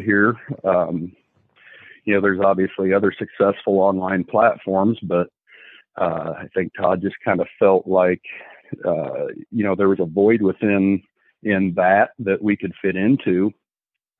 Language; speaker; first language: English; native; English